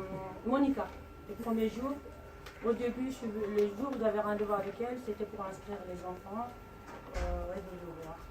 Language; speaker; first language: French; non-native, learner; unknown